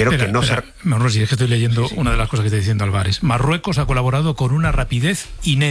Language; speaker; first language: Spanish; native; Spanish